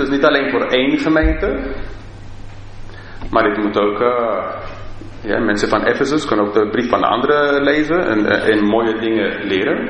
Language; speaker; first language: Dutch; non-native, fluent; English